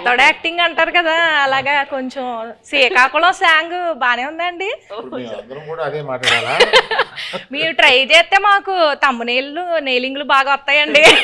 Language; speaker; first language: Telugu; native; Telugu